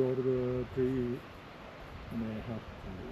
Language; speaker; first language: English; non-native, learner; Japanese